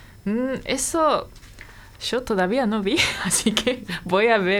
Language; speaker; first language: Spanish; non-native, fluent; Japanese